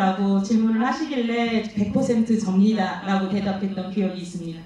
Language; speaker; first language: Korean; native; Korean